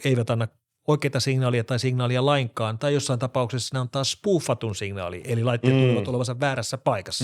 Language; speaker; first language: Finnish; native; Finnish